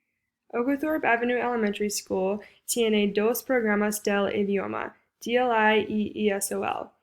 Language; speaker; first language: Spanish; non-native, fluent; English